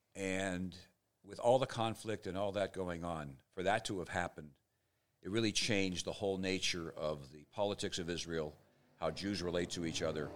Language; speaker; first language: English; native; English